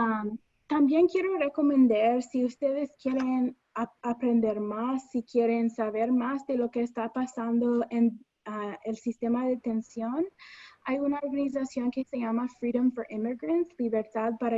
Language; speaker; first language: Spanish; non-native, fluent; English